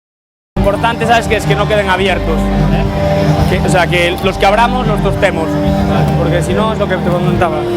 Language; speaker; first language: Spanish; native; Spanish